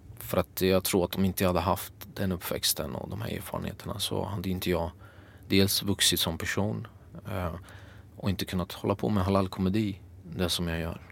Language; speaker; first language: Swedish; early bilingual, other home language; Kurdish